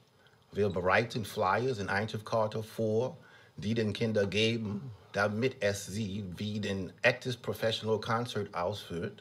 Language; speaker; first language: German; non-native, learner; English